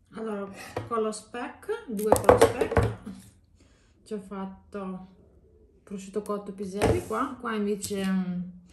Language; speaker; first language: Italian; non-native, fluent; Lithuanian